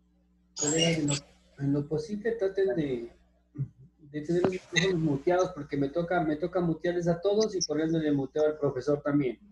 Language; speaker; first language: Spanish; native; Spanish